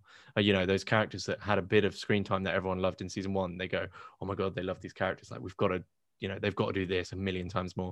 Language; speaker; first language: English; native; English